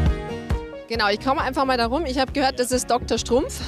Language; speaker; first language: German; native; German